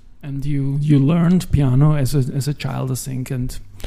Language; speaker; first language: English; non-native, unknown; German